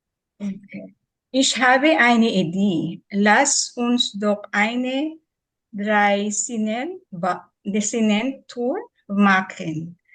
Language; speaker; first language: German; non-native, learner; Filipino